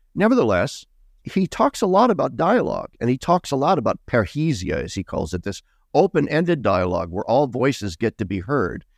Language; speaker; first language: English; native; English